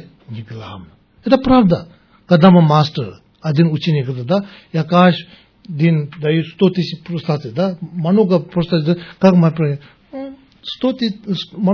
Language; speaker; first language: Russian; non-native, learner; Tibetan